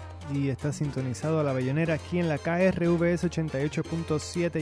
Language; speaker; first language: Spanish; native; Spanish